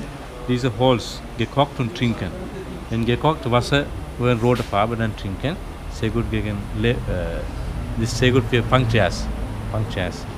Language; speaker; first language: German; non-native, learner; Sinhala